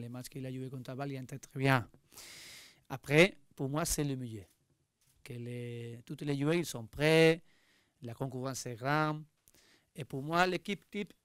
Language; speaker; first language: French; non-native, learner; Spanish